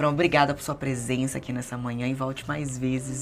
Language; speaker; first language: Portuguese; native; Portuguese